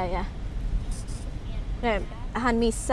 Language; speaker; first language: Swedish; non-native, learner; Filipino